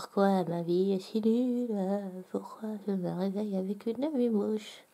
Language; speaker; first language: French; native; French